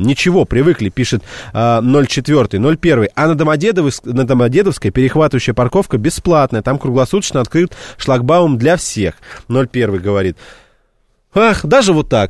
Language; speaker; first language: Russian; native; Russian